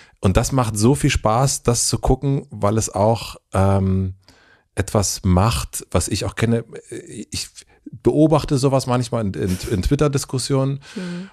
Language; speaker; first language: German; native; German